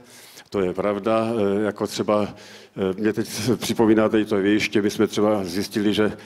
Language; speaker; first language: Czech; native; Czech